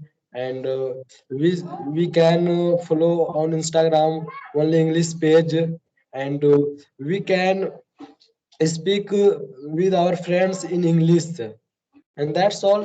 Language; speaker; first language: English; non-native, learner; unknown